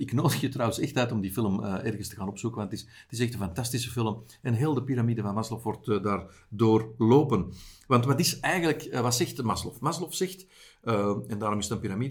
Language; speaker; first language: Dutch; native; Dutch